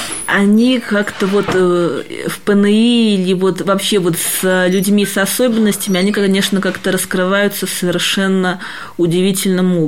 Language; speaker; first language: Russian; native; Russian